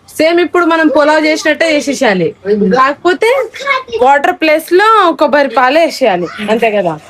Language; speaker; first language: Telugu; non-native, local second language; Lambadi